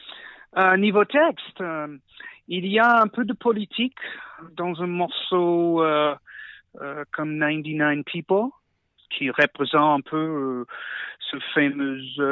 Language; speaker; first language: French; non-native, fluent; English